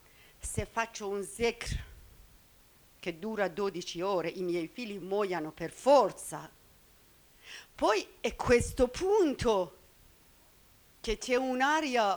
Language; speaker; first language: Italian; non-native, learner; Persian